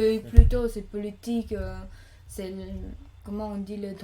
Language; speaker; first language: French; non-native, learner; Khmer